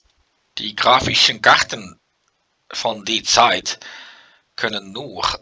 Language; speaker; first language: German; non-native, learner; Dutch